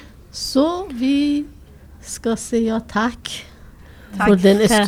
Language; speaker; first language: Swedish; non-native, fluent; Persian